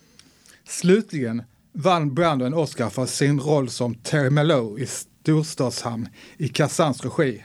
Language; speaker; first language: Swedish; native; Swedish